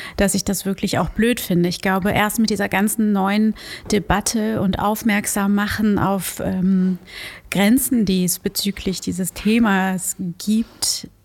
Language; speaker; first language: German; early bilingual, other home language; Portuguese